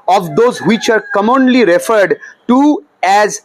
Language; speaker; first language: English; non-native, local second language; Bangla